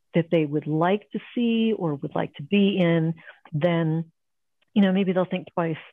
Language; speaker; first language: English; native; English